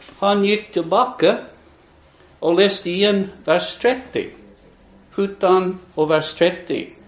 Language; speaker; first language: Swedish; non-native, fluent; English